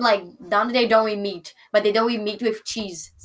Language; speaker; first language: English; non-native, learner; Portuguese